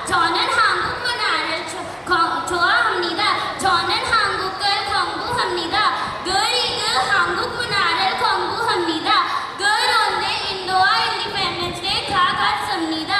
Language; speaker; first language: Korean; non-native, learner; Hindi